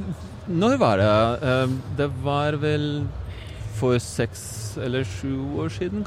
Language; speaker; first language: Norwegian; non-native, fluent; Polish